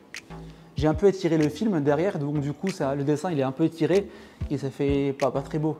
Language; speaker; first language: French; native; French